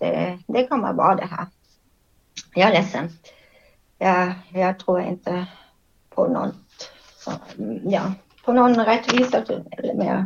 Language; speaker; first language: Swedish; non-native, fluent; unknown